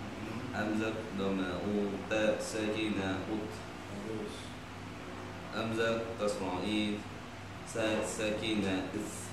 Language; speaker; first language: Arabic; non-native, learner; Malay